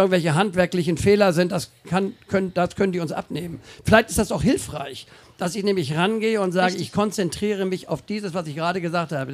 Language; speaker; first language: German; native; German